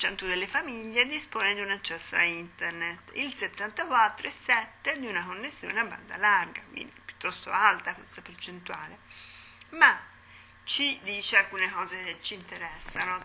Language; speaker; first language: Italian; native; Italian